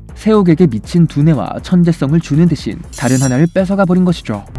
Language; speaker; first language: Korean; native; Korean